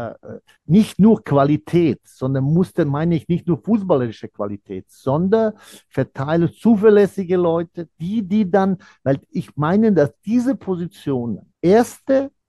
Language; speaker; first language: German; non-native, fluent; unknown